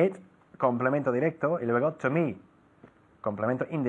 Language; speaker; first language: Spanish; non-native, fluent; English